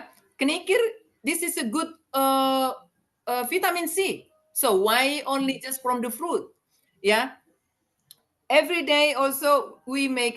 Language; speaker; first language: English; non-native, learner; Indonesian